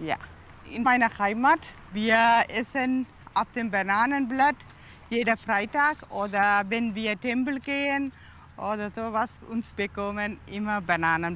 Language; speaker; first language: German; non-native, learner; Tamil